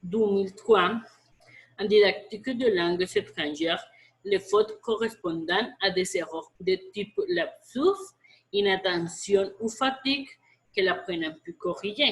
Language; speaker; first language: French; non-native, fluent; Spanish